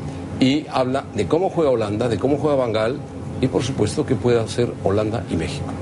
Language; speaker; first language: Spanish; native; Spanish